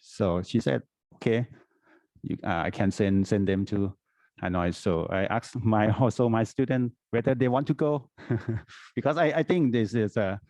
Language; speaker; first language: English; non-native, fluent; Thai